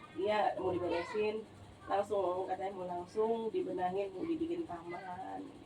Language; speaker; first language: Indonesian; non-native, local second language; Sundanese